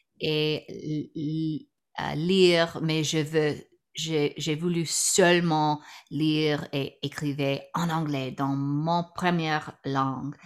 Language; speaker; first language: French; non-native, learner; English